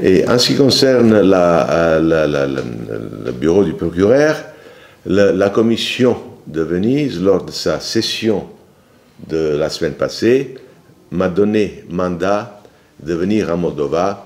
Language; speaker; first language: French; non-native, fluent; Italian